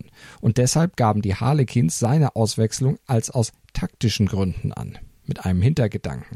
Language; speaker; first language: German; native; German